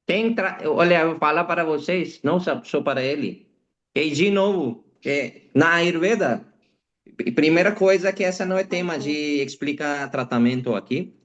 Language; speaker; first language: Portuguese; non-native, learner; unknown